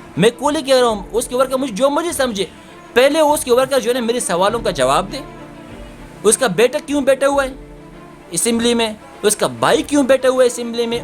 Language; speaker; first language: Urdu; non-native, local second language; Pashto